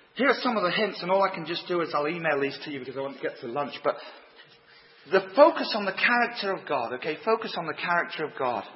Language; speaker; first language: English; native; English